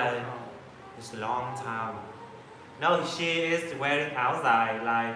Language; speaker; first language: English; non-native, learner; Vietnamese